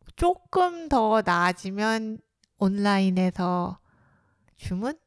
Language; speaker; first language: Korean; native; Korean